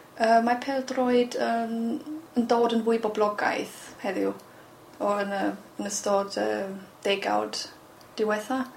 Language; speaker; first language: Welsh; non-native, fluent; German